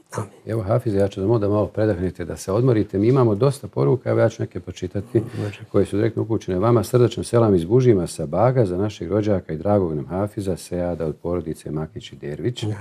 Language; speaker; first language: Bosnian; native; Bosnian